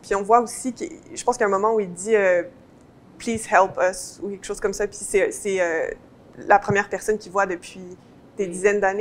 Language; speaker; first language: French; native; French